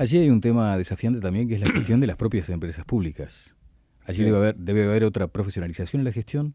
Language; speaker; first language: Spanish; native; Spanish